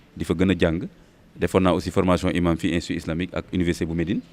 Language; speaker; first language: Wolof; native; Wolof